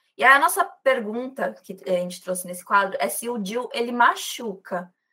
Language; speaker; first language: Portuguese; native; Portuguese